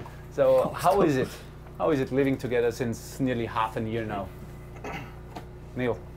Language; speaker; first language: English; non-native, fluent; German